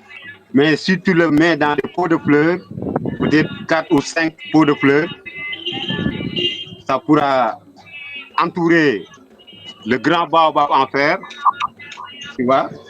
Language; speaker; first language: French; non-native, local second language; Wolof